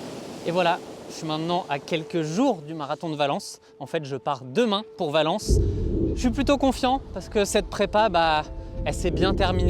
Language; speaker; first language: French; native; French